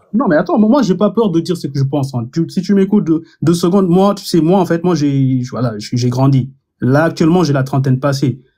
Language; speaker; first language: French; non-native, local second language; Wolof